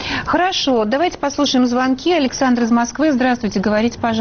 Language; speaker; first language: Russian; native; Russian